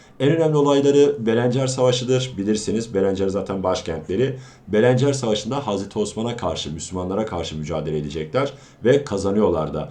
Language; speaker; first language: Turkish; native; Turkish